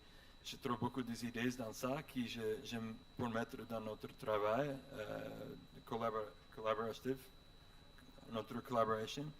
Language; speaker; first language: French; non-native, learner; English